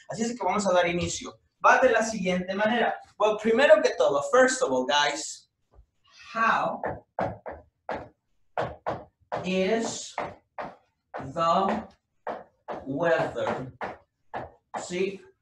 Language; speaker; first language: Spanish; native; Spanish